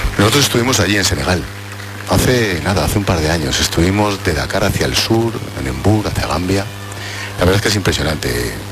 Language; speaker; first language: Spanish; native; Spanish